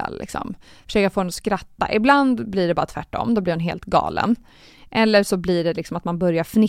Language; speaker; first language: Swedish; native; Swedish